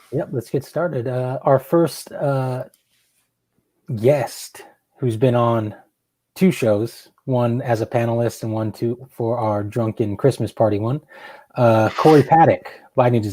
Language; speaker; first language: English; native; English